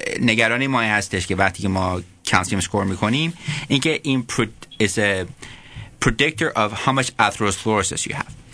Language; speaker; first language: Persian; early bilingual, heritage; Persian